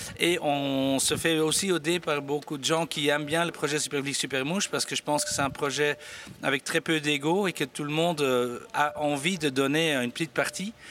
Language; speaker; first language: French; native; French